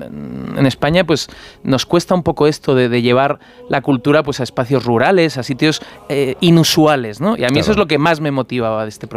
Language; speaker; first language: Spanish; native; Spanish